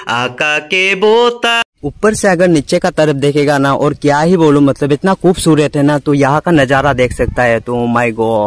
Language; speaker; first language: Hindi; non-native, local second language; Assamese